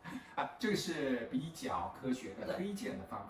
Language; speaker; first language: Chinese; native; Chinese